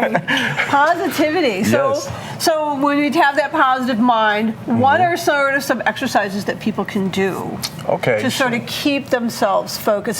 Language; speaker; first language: English; native; English